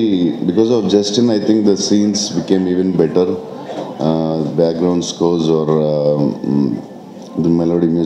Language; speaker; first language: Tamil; non-native, local second language; Telugu